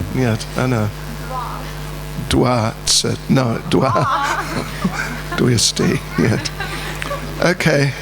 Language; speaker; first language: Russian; non-native, learner; English